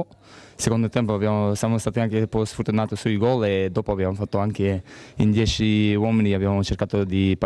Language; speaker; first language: Italian; non-native, fluent; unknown